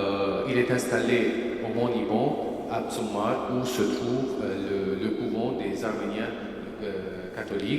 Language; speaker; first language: French; non-native, fluent; Armenian